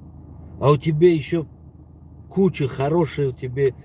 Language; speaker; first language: Russian; non-native, local second language; Tajik